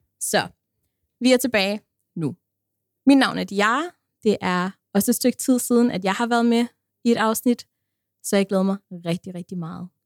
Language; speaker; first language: Danish; early bilingual, other home language; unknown